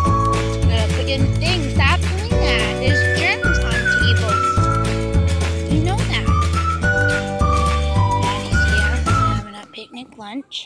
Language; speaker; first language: English; native; English